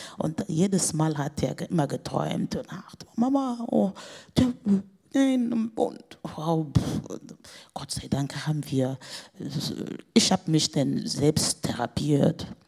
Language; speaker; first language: German; non-native, fluent; Portuguese